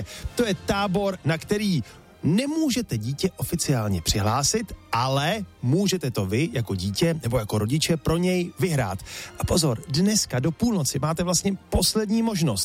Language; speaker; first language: Czech; native; Czech